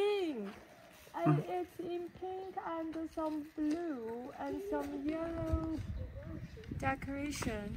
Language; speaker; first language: English; non-native, fluent; Chinese